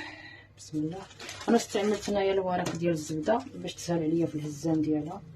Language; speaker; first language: Arabic; native; Arabic